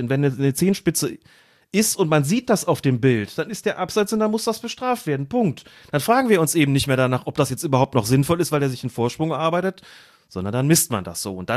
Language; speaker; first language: German; native; German